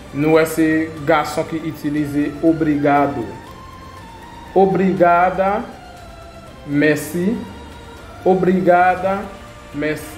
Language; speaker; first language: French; non-native, learner; Haitian Creole